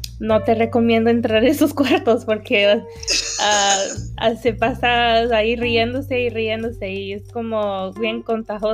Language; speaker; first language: Spanish; early bilingual, heritage; Spanish